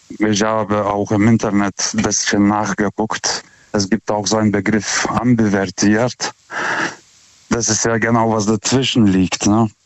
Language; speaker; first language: German; non-native, fluent; Lithuanian